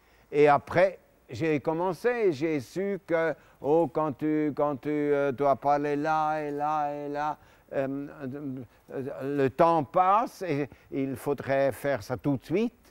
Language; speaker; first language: French; non-native, local second language; German